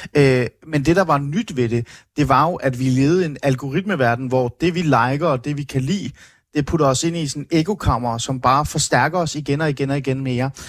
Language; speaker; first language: Danish; early bilingual, other home language; Persian